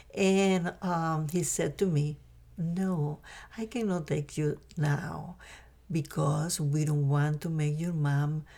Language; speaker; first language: English; non-native, fluent; Spanish